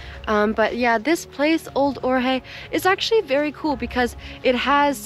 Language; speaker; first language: English; native; English